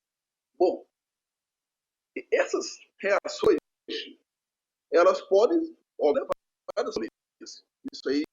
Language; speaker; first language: Portuguese; native; Portuguese